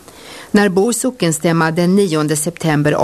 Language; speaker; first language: Swedish; native; Swedish